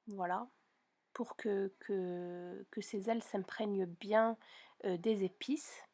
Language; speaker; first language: French; native; French